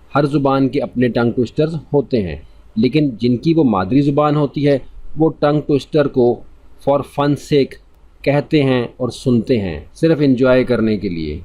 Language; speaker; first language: Urdu; native; Urdu